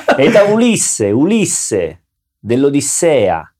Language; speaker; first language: Russian; non-native, learner; Italian